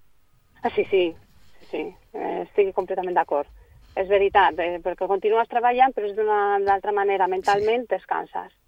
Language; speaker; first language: Catalan; non-native, local second language; Spanish